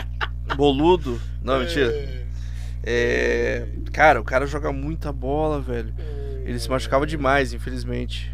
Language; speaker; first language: Portuguese; native; Portuguese